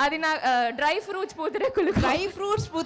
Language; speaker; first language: Telugu; non-native, fluent; Malayalam